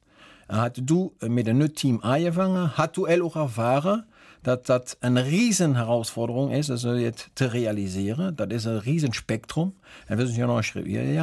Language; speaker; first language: German; native; German